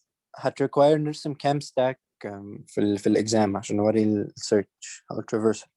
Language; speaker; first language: Arabic; native; Arabic